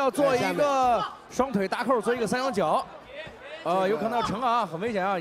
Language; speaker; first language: Chinese; native; Chinese